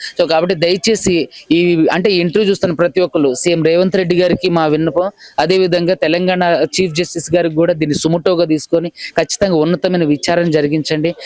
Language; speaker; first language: Telugu; native; Telugu